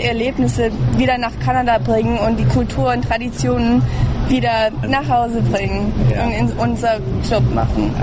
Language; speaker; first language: German; early bilingual, heritage; German